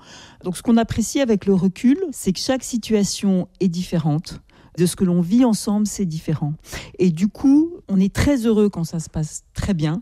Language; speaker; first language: French; native; French